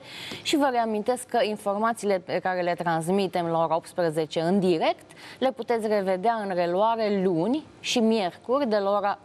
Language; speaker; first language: Romanian; native; Romanian